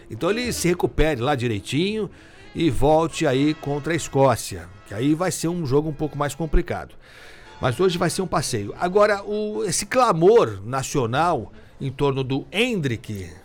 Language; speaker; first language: Portuguese; native; Portuguese